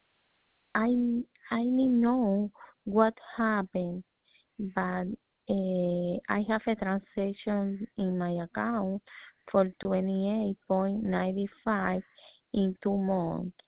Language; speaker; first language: English; non-native, learner; Spanish